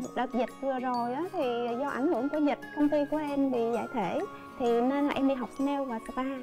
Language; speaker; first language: Vietnamese; native; Vietnamese